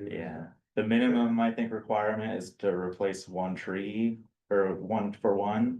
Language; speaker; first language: English; native; English